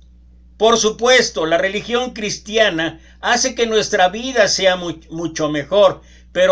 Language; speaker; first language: Spanish; native; Spanish